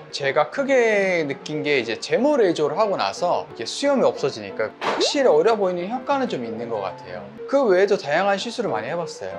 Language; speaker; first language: Korean; non-native, fluent; Italian